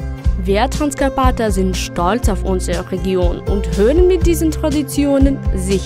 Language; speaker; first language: German; non-native, fluent; Ukrainian